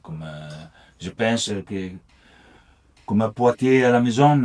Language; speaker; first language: French; non-native, learner; Italian